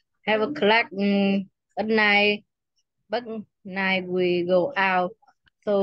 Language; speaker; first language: English; non-native, learner; Vietnamese